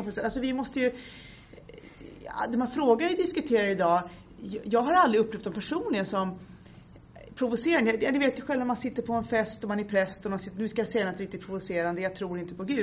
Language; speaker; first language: Swedish; native; Swedish